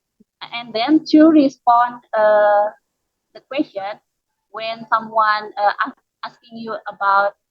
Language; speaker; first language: English; non-native, learner; Indonesian